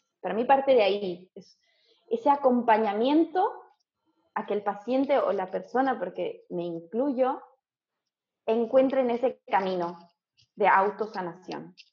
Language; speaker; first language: Spanish; native; Spanish